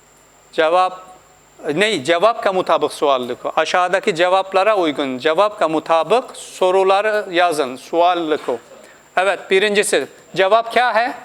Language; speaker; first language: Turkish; non-native, fluent; Urdu